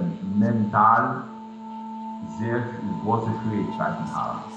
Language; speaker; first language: German; non-native, fluent; Portuguese